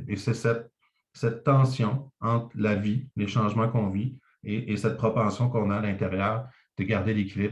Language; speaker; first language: French; native; French